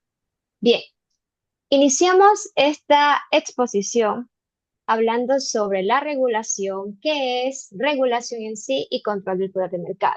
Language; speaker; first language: Spanish; native; Spanish